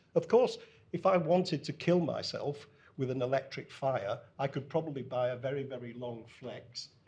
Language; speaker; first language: English; native; English